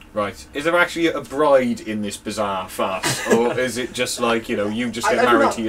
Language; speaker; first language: English; native; English